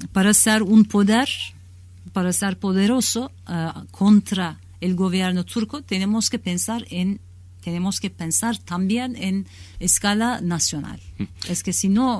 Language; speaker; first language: Spanish; non-native, learner; Kurdish